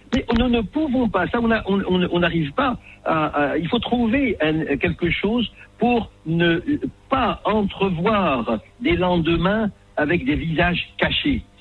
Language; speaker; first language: French; non-native, local second language; Arabic